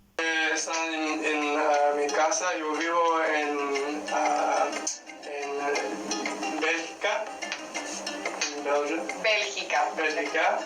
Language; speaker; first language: Spanish; non-native, learner; English